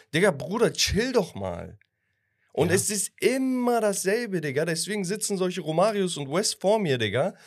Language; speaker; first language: German; early bilingual, other home language; Turkish